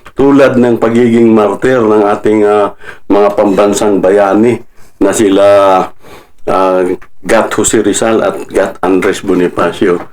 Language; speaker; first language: Filipino; non-native, local second language; Cebuano